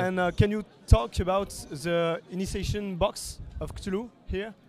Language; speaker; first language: English; non-native, fluent; French